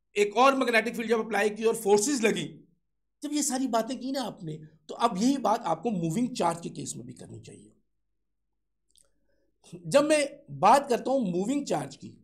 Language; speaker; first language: Urdu; non-native, local second language; Sindhi